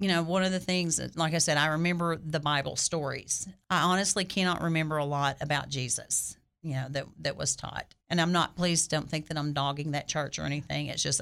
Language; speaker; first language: English; native; English